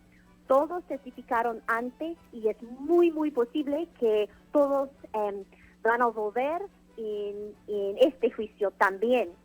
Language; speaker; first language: Spanish; non-native, fluent; English